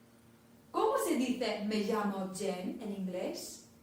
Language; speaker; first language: Spanish; non-native, fluent; English